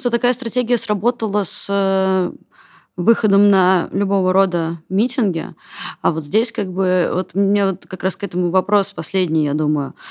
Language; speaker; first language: Russian; native; Russian